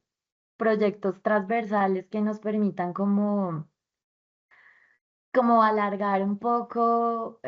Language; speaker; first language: Spanish; native; Spanish